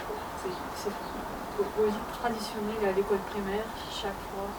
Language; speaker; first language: French; non-native, fluent; Russian